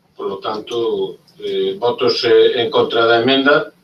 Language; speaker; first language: Spanish; non-native, local second language; Galician